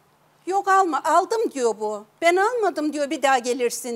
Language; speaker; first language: Turkish; native; Turkish